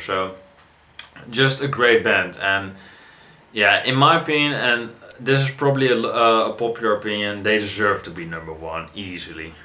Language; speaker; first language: English; non-native, fluent; Dutch